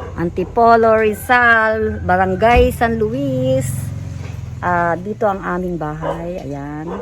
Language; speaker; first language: Filipino; native; Filipino